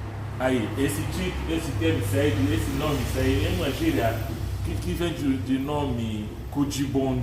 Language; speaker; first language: Portuguese; non-native, learner; Luba-Lulua